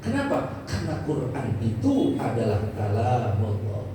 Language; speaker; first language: Indonesian; native; Indonesian